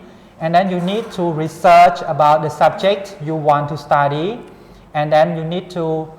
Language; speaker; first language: English; non-native, fluent; Khmer